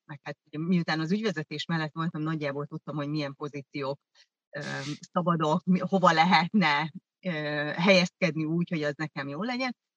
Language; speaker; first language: Hungarian; early bilingual, other home language; German